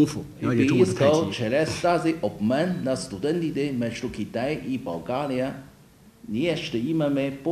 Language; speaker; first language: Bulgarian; non-native, learner; Chinese